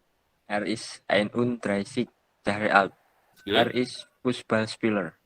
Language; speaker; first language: German; non-native, learner; Indonesian